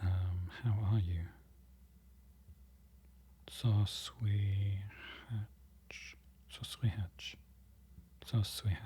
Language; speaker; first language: Polish; non-native, learner; English